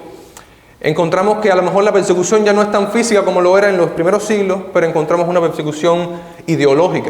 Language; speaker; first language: Spanish; native; Spanish